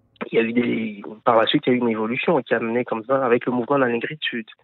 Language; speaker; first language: French; non-native, local second language; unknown